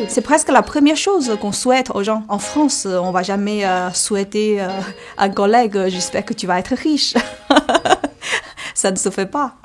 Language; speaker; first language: French; non-native, fluent; Chinese